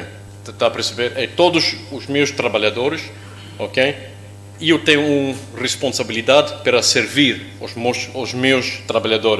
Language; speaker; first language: Portuguese; non-native, learner; English